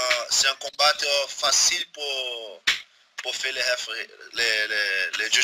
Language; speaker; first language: French; non-native, learner; Portuguese